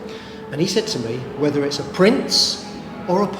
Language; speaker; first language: English; native; English